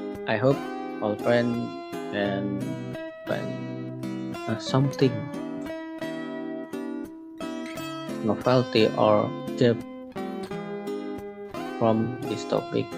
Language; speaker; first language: English; non-native, learner; Indonesian